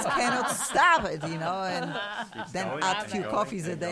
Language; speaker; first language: English; non-native, fluent; Polish